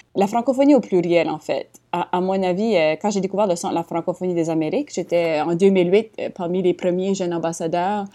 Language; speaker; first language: French; native; French